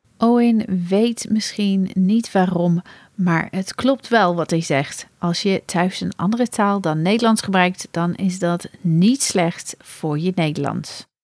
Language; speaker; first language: Dutch; non-native, fluent; English